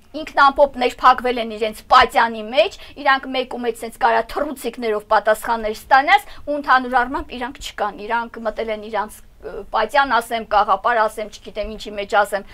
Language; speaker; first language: Armenian; native; Armenian